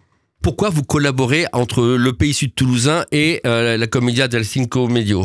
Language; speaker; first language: French; native; French